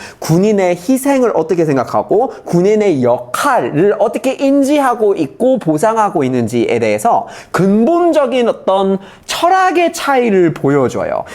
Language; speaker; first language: Korean; non-native, fluent; English